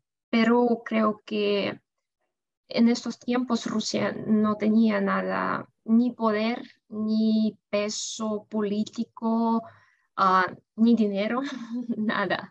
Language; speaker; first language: Spanish; non-native, fluent; Russian